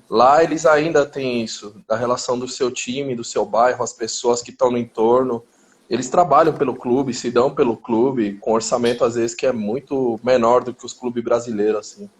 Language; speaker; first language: Portuguese; early bilingual, other home language; Spanish